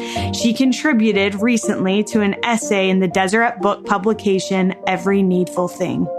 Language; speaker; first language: English; native; English